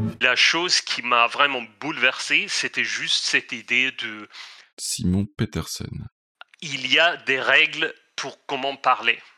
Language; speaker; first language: French; non-native, fluent; Swedish